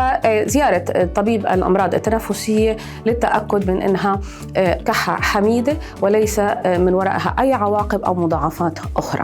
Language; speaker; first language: Arabic; native; Arabic